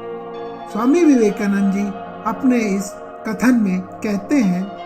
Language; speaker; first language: Hindi; native; Hindi